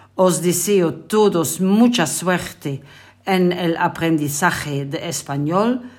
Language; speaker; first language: Spanish; non-native, fluent; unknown